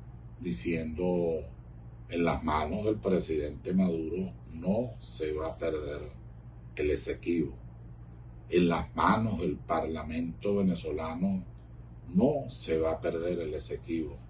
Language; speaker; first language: Spanish; native; Spanish